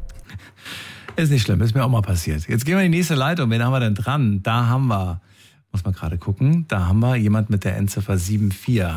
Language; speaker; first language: German; native; German